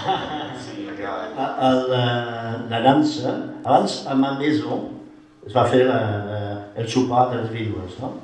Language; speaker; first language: Catalan; non-native, fluent; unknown